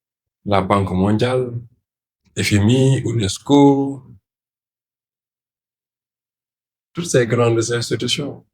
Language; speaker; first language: French; non-native, local second language; Wolof